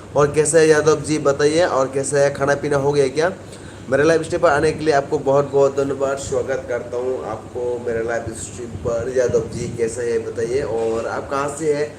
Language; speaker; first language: Hindi; non-native, local second language; Kok Borok